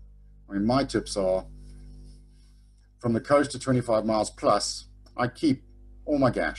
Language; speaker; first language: English; native; English